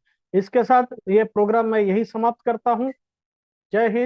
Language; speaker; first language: Hindi; native; Hindi